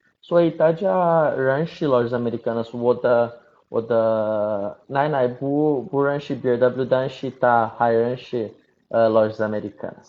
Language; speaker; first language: Chinese; non-native, learner; Portuguese